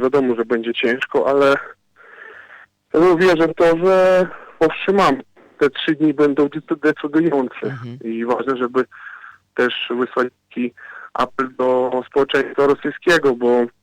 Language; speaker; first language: Polish; non-native, fluent; Ukrainian